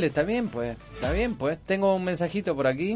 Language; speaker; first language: Spanish; native; Spanish